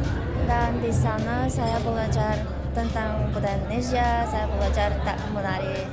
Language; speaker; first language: Indonesian; non-native, fluent; Bulgarian